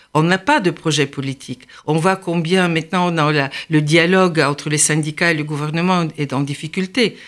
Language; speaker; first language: French; non-native, fluent; Bulgarian